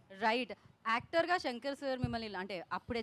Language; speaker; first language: Telugu; native; Telugu